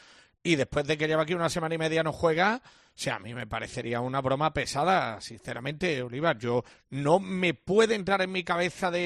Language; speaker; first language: Spanish; native; Spanish